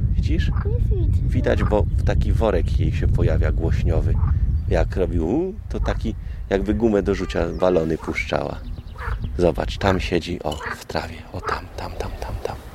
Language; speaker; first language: Polish; native; Polish